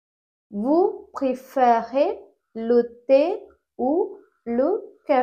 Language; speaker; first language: French; non-native, fluent; Tamil